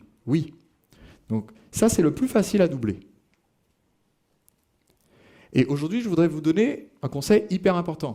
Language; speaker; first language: French; native; French